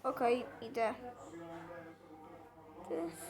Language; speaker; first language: Polish; native; Polish